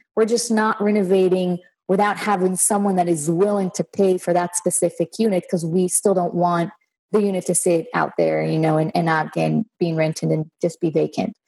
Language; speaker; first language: English; non-native, fluent; Hebrew